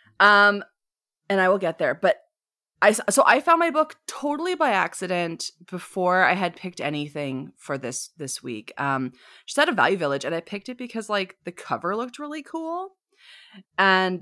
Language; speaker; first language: English; native; English